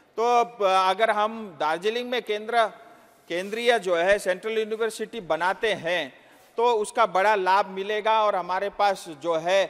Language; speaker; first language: Hindi; non-native, local second language; Nepali